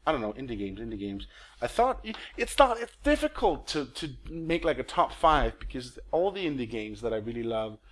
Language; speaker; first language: English; non-native, fluent; Danish